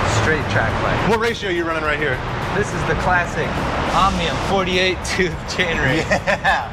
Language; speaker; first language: English; native; English